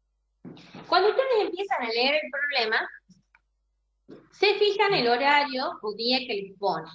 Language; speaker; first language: Spanish; native; Spanish